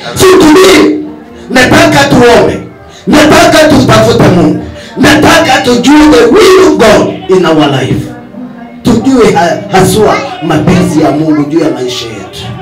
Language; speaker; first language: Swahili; non-native, local second language; Kikuyu